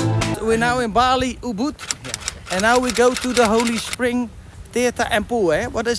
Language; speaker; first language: English; non-native, learner; Dutch